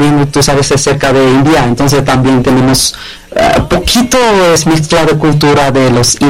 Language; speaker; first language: Spanish; non-native, learner; Bangla